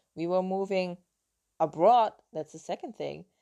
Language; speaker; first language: English; non-native, fluent; Dutch